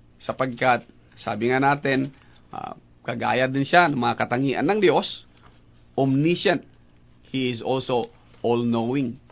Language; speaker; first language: Filipino; native; Filipino